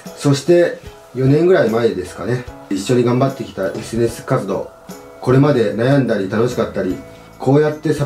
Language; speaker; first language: Japanese; native; Japanese